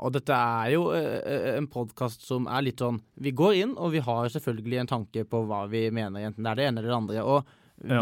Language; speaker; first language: Norwegian; native; Norwegian